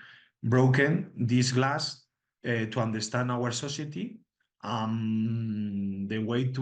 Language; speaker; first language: English; non-native, learner; Spanish